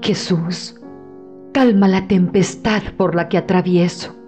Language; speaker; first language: Spanish; native; Spanish